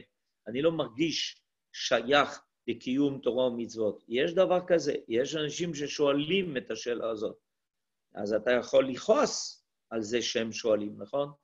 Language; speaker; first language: Hebrew; non-native, fluent; French